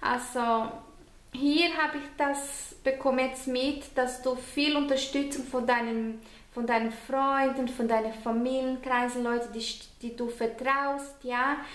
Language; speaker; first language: German; non-native, fluent; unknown